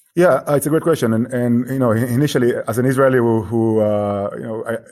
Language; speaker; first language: English; non-native, fluent; Hebrew